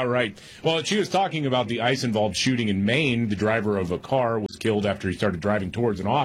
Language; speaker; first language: English; native; English